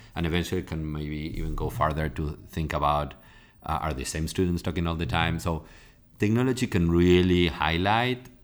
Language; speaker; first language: English; non-native, fluent; Spanish